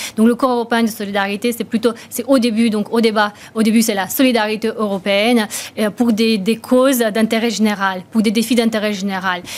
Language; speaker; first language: French; non-native, fluent; Romanian